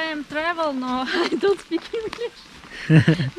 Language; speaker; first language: English; non-native, learner; Russian